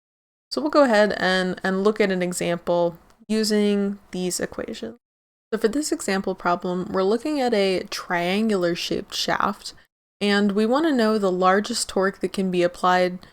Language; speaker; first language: English; native; English